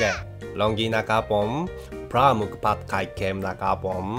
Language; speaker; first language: Thai; non-native, learner; Japanese